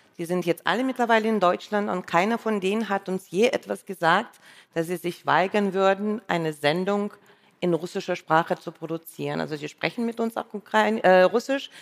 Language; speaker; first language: German; non-native, fluent; Russian